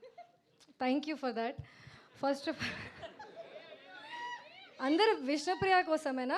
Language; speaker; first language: Telugu; non-native, learner; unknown